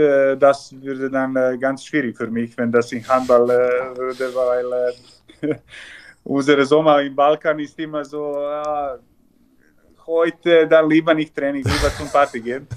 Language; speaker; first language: German; non-native, learner; Serbian